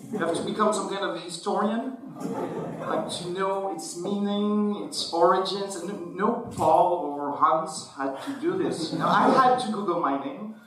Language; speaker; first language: English; non-native, fluent; Arabic